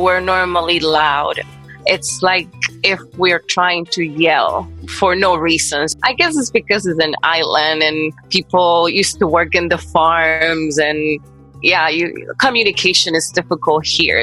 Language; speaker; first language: English; non-native, fluent; Spanish